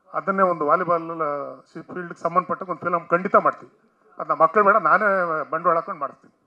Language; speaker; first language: Kannada; native; Kannada